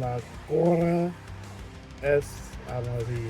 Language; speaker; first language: Spanish; non-native, learner; English